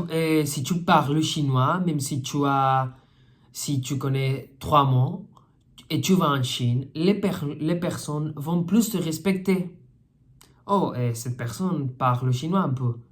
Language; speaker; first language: French; non-native, fluent; Spanish